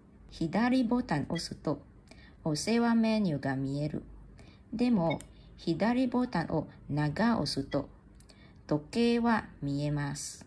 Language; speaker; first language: Japanese; non-native, learner; English